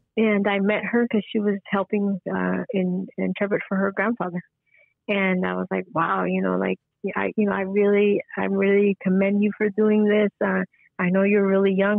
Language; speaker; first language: English; early bilingual, other home language; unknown